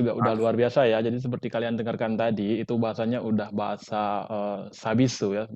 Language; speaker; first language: Indonesian; native; Indonesian